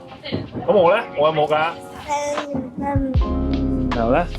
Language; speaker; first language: Cantonese; native; Cantonese